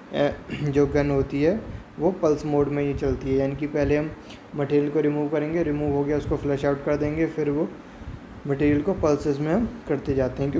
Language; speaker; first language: Hindi; native; Hindi